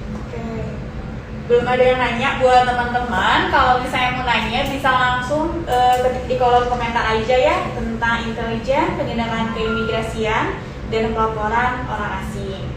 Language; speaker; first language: Indonesian; native; Indonesian